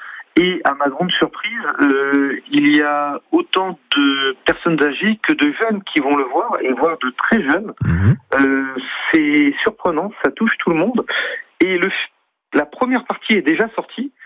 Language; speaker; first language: French; native; French